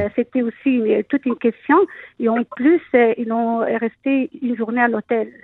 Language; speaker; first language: French; non-native, local second language; Arabic